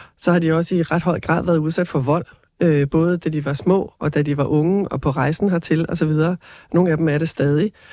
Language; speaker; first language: Danish; native; Danish